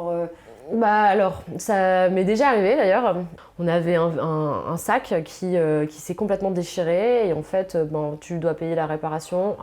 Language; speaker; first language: French; native; French